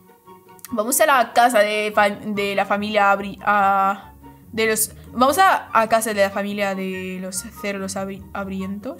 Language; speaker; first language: Spanish; non-native, fluent; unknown